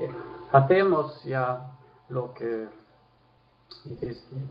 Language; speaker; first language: Spanish; non-native, fluent; Swedish